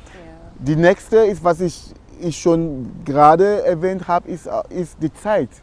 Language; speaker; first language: German; non-native, fluent; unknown